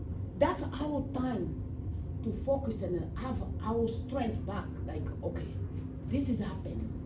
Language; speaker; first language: English; non-native, fluent; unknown